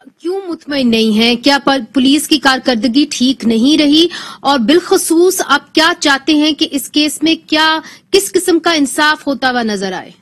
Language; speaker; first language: Urdu; native; Urdu